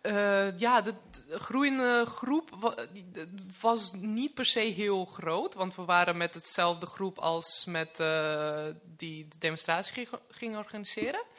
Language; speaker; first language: Dutch; non-native, fluent; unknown